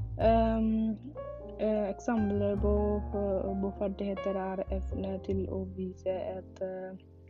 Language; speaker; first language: Norwegian; non-native, learner; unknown